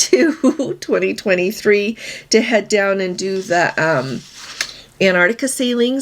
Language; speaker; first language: English; native; English